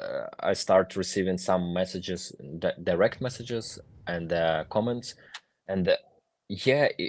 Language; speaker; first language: English; non-native, fluent; Ukrainian